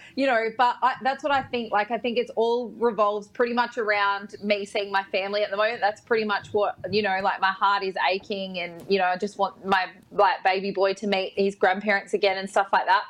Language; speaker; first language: English; native; English